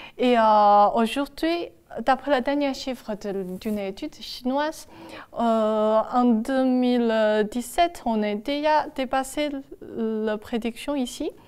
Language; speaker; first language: French; non-native, fluent; Chinese